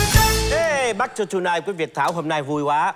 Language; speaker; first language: English; non-native, learner; Vietnamese